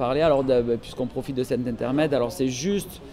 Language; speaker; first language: French; native; French